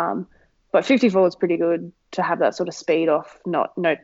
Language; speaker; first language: English; native; English